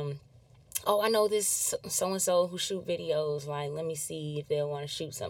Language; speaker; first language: English; native; English